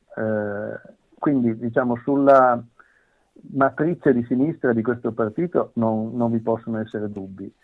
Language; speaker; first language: Italian; native; Italian